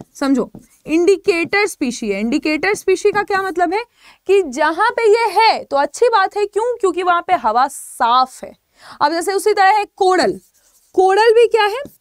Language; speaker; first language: Hindi; native; Hindi